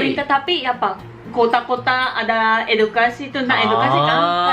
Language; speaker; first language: Indonesian; non-native, learner; Japanese